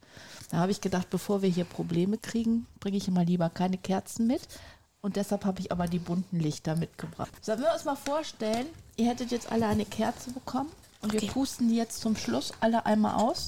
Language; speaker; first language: German; native; German